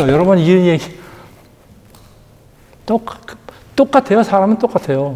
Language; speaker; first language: Korean; native; Korean